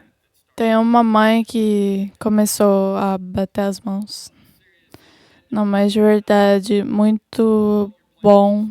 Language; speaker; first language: Portuguese; non-native, fluent; English